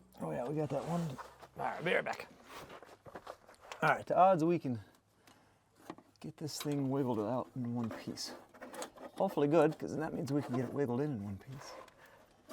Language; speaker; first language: English; native; English